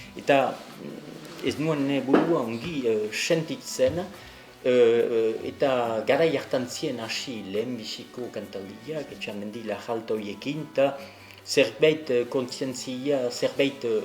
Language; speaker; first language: Basque; native; Basque